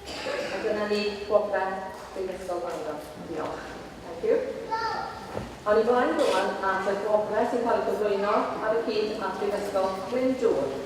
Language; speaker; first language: Welsh; native; Welsh